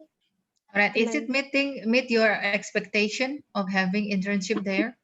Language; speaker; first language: English; non-native, fluent; Indonesian